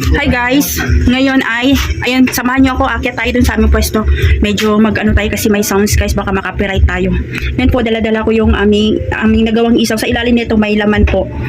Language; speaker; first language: Filipino; non-native, local second language; Cebuano